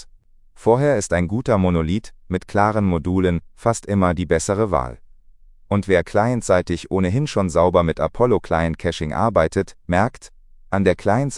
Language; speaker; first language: German; native; German